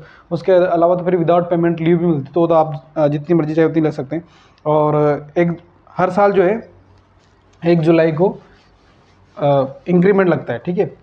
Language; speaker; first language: Hindi; native; Hindi